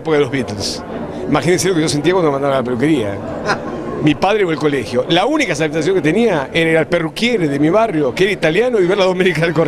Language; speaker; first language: Spanish; native; Spanish